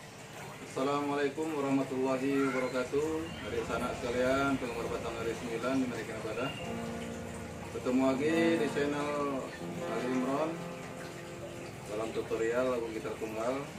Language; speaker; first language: Indonesian; non-native, local second language; Malay